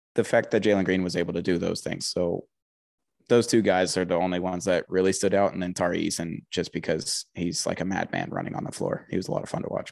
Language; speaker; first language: English; native; English